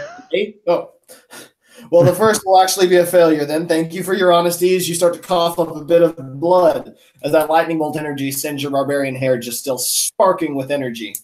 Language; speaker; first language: English; native; English